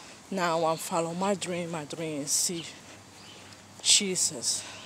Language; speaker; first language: English; non-native, fluent; Spanish